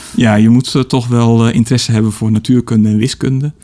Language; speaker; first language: Dutch; native; Dutch